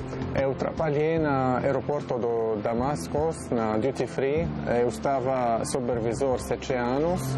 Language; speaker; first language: Portuguese; non-native, learner; Arabic